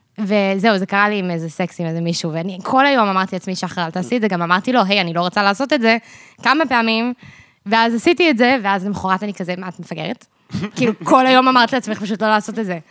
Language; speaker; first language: Hebrew; early bilingual, other home language; English